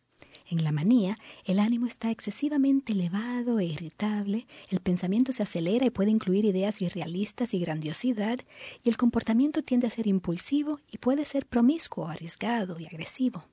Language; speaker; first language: Spanish; native; Spanish